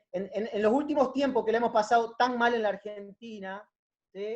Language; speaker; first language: Spanish; native; Spanish